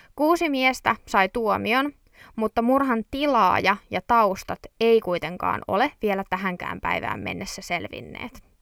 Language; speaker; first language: Finnish; native; Finnish